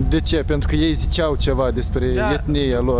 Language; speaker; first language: Romanian; native; Romanian